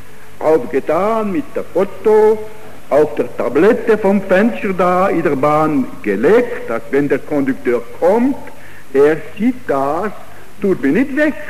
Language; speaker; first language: German; non-native, fluent; Italian